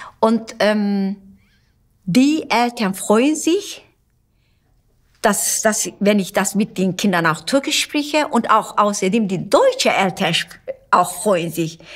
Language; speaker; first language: German; non-native, learner; Turkish